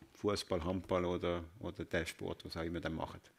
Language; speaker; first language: German; native; German